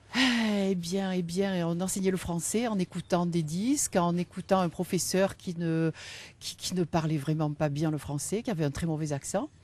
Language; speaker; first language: French; native; French